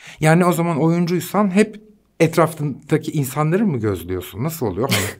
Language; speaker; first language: Turkish; native; Turkish